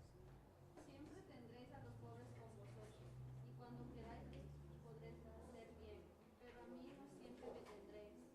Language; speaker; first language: Spanish; native; Spanish